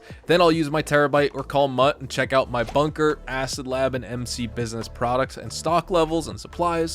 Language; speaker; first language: English; native; English